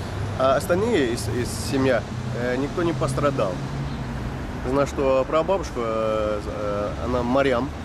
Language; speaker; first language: Russian; early bilingual, heritage; Dutch